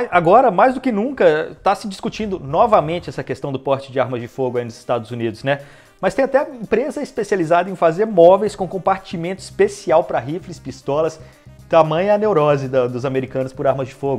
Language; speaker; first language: Portuguese; native; Portuguese